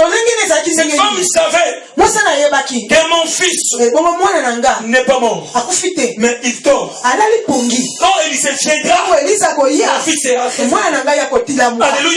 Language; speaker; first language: French; non-native, local second language; Lingala